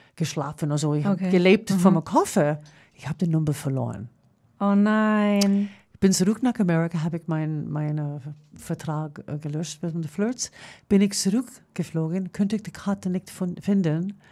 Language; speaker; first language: German; non-native, fluent; English